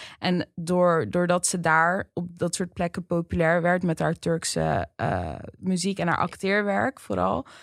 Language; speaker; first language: Dutch; early bilingual, other home language; Turkish